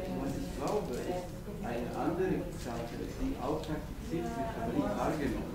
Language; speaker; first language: German; non-native, learner; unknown